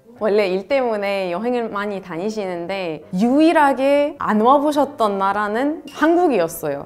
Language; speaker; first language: Korean; non-native, fluent; Arabic